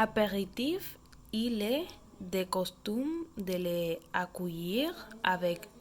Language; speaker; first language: French; non-native, learner; Spanish